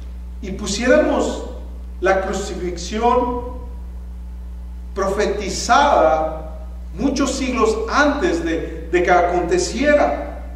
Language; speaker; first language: Spanish; native; Spanish